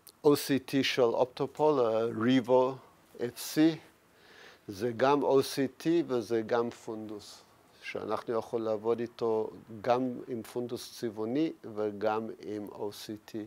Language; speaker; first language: Hebrew; non-native, fluent; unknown